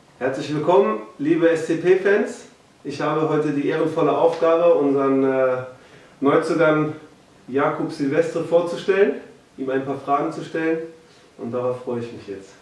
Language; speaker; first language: German; native; German